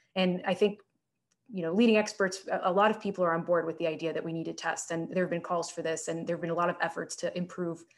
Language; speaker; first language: English; native; English